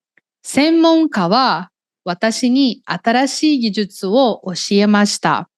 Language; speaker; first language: Japanese; non-native, learner; Portuguese